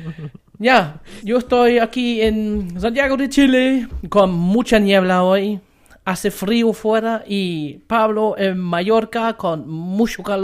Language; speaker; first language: Spanish; non-native, fluent; German